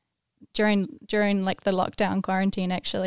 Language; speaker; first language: English; native; English